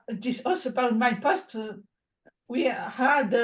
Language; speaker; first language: English; non-native, learner; French